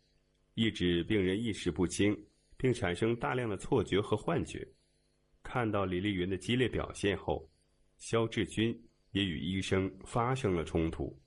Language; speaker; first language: Chinese; native; Chinese